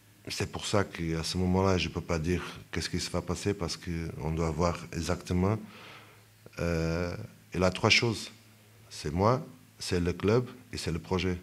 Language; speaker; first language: French; non-native, fluent; Portuguese